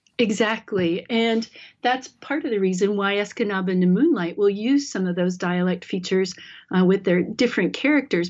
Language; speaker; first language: English; native; English